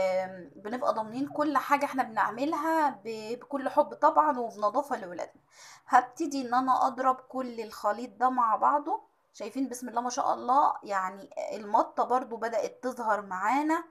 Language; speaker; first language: Arabic; native; Arabic